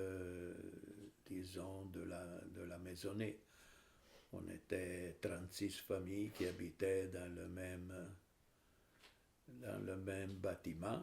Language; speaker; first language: French; non-native, fluent; Italian